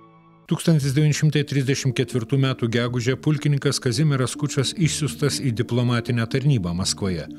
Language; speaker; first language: Lithuanian; native; Lithuanian